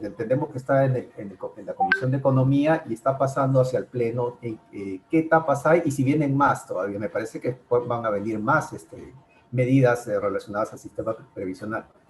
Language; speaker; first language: Spanish; native; Spanish